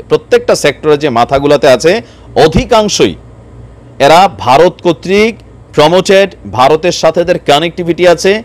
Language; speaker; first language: Bangla; native; Bangla